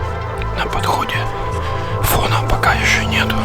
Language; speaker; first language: Russian; native; Russian